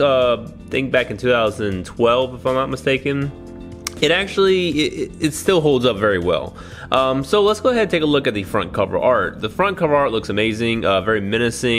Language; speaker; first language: English; native; English